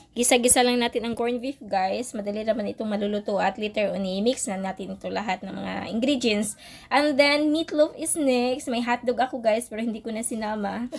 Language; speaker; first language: Filipino; non-native, local second language; Cebuano